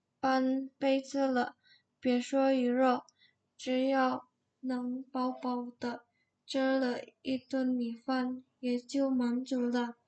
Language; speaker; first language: Chinese; non-native, learner; Indonesian